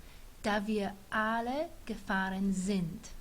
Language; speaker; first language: German; non-native, fluent; English